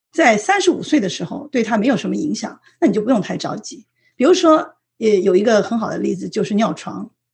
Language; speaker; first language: Chinese; native; Chinese